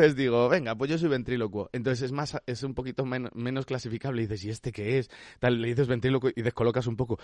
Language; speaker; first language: Spanish; native; Spanish